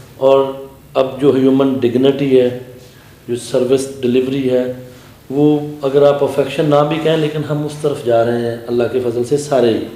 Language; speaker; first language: Urdu; non-native, local second language; Punjabi